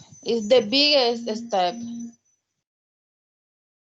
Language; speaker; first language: English; non-native, learner; Spanish